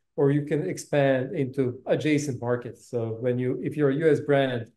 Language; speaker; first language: English; non-native, fluent; Bosnian